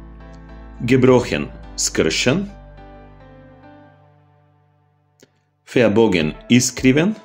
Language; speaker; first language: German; non-native, fluent; Macedonian